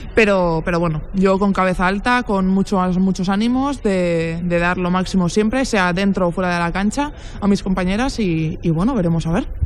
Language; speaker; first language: Spanish; native; Spanish